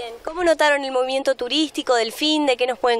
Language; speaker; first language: Spanish; native; Spanish